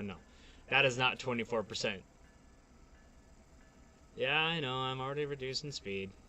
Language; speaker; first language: English; native; English